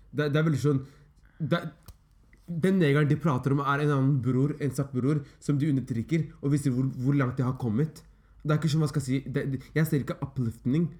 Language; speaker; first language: Norwegian; early bilingual, other home language; Somali